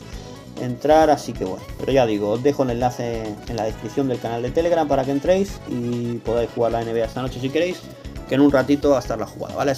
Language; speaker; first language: Spanish; native; Spanish